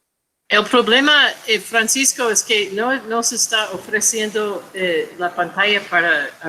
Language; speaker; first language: Spanish; non-native, fluent; English